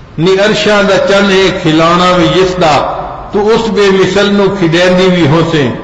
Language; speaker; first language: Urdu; non-native, local second language; Punjabi